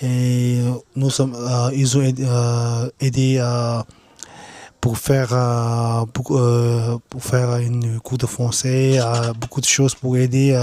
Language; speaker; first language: French; non-native, learner; Tibetan